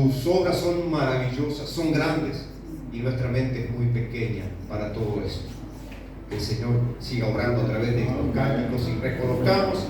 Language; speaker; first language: Spanish; native; Spanish